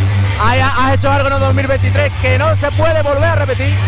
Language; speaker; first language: Spanish; native; Spanish